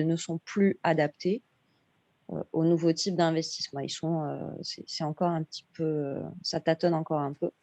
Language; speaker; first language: French; non-native, local second language; Arabic